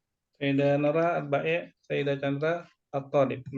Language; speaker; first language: Arabic; non-native, fluent; Indonesian